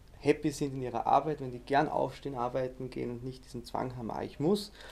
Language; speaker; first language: German; native; German